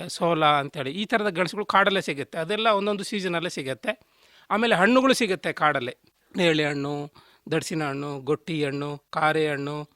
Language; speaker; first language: Kannada; native; Kannada